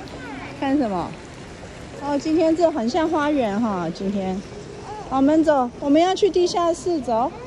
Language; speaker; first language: Chinese; early bilingual, heritage; Chinese